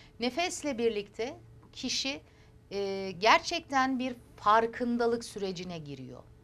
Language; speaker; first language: Turkish; early bilingual, heritage; Turkish